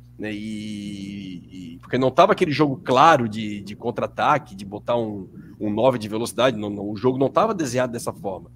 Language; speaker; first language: Portuguese; native; Portuguese